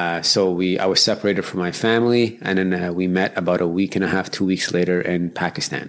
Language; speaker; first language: English; native; English